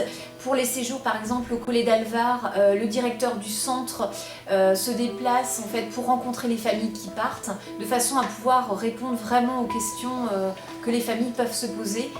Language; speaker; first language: French; native; French